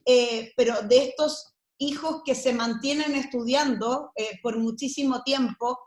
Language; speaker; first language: Spanish; native; Spanish